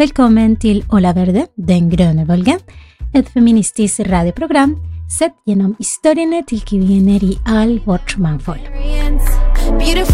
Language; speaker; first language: Norwegian; non-native, fluent; Spanish